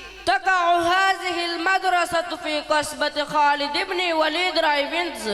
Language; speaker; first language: Arabic; non-native, learner; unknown